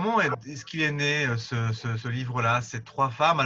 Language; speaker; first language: French; native; French